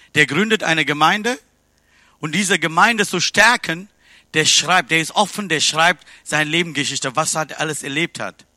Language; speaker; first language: German; non-native, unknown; Tamil